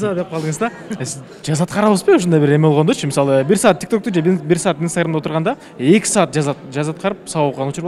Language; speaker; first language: Kyrgyz; native; Kyrgyz